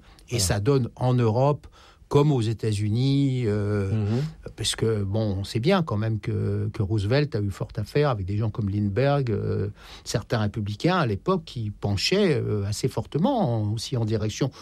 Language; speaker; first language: French; native; French